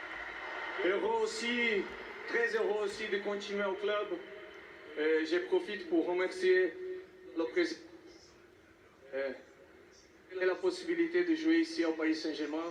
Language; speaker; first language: French; non-native, fluent; Portuguese